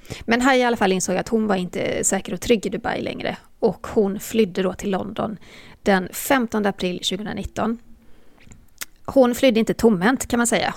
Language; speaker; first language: Swedish; native; Swedish